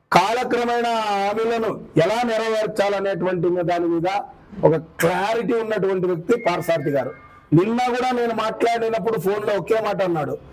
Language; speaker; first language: Telugu; native; Telugu